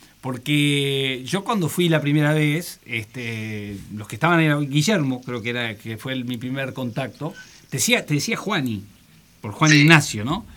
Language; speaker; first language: Spanish; native; Spanish